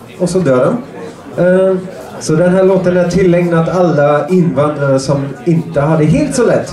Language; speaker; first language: Swedish; non-native, fluent; German